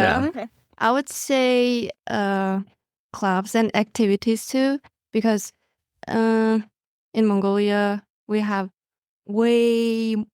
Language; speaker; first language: English; non-native, learner; Mongolian